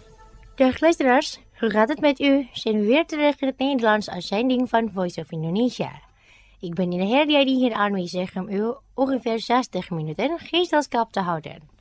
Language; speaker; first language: Dutch; non-native, fluent; Indonesian